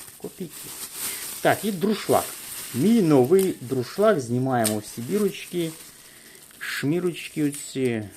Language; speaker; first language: Ukrainian; non-native, local second language; Russian